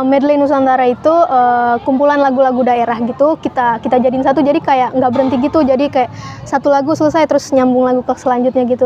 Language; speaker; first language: Indonesian; native; Indonesian